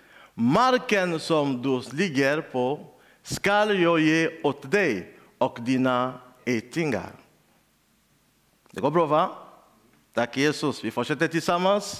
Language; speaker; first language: Swedish; non-native, learner; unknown